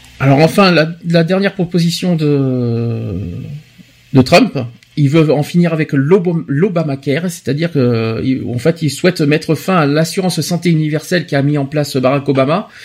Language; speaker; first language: French; native; French